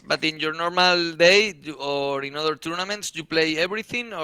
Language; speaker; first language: English; non-native, learner; Spanish